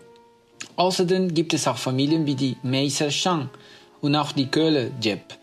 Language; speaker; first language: German; non-native, fluent; Spanish